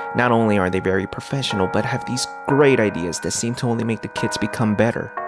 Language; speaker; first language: English; non-native, fluent; Korean